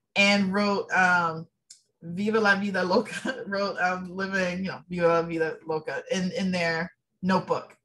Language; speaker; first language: English; native; English